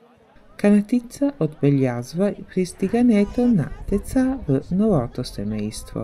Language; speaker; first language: Bulgarian; non-native, learner; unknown